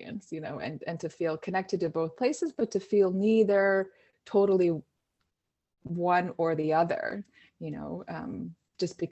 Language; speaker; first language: English; native; English